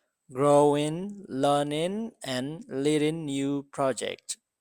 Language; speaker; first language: English; non-native, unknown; Burmese